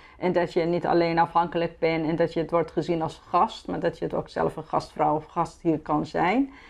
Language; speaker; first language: Dutch; non-native, fluent; Persian